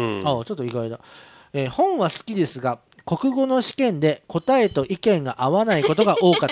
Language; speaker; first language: Japanese; native; Japanese